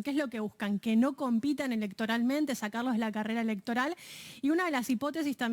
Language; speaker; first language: Spanish; native; Spanish